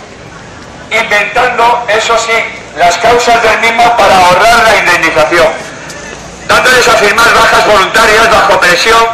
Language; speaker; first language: Spanish; native; Spanish